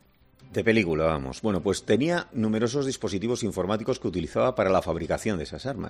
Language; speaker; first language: Spanish; native; Spanish